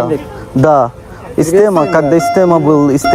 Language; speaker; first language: Russian; non-native, learner; Bangla